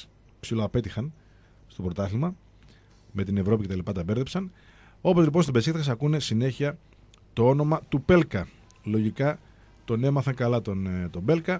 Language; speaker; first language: Greek; native; Greek